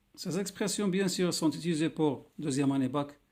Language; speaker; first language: French; non-native, local second language; Arabic